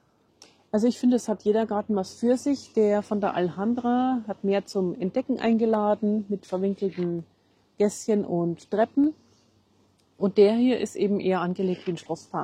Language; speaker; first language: German; native; German